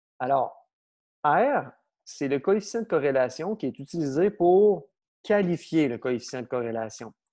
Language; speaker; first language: French; native; French